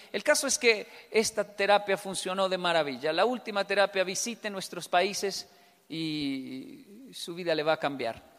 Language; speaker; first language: Spanish; native; Spanish